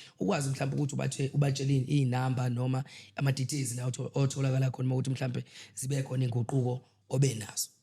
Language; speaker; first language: Zulu; native; Zulu